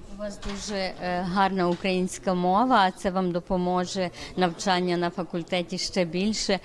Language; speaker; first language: Ukrainian; early bilingual, heritage; Ukrainian